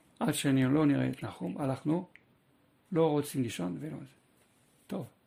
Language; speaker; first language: Hebrew; non-native, fluent; French